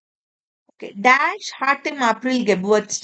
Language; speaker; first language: German; non-native, fluent; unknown